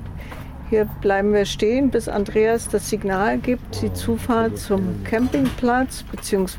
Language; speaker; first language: German; native; German